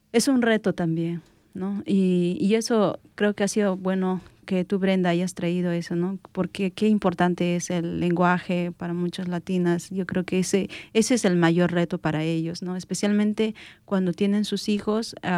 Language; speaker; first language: Spanish; non-native, local second language; Quechua